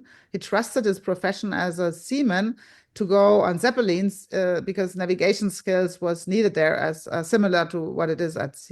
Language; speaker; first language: English; non-native, fluent; German